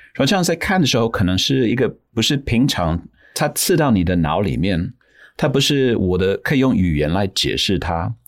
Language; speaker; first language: Chinese; non-native, fluent; English